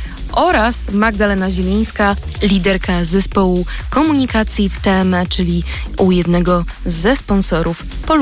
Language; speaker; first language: Polish; native; Polish